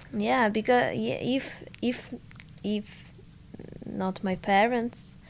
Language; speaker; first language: English; non-native, fluent; Ukrainian